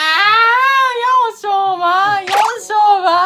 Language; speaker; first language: Chinese; non-native, fluent; Japanese